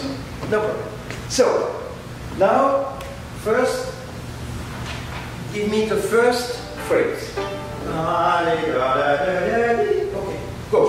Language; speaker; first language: English; non-native, learner; French